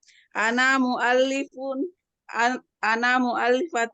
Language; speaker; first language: Arabic; non-native, learner; Indonesian